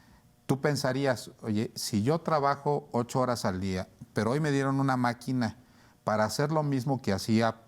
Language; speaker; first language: Spanish; native; Spanish